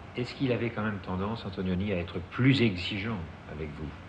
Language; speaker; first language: French; native; French